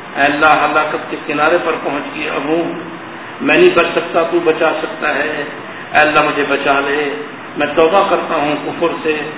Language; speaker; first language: Urdu; non-native, local second language; Saraiki